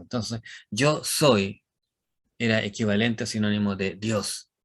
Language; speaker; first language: Spanish; native; Spanish